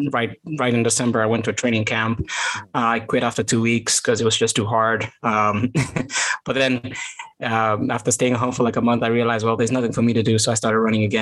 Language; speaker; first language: English; non-native, local second language; Kalenjin